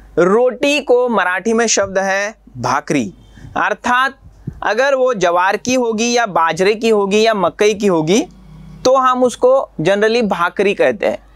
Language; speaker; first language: Hindi; non-native, local second language; Marathi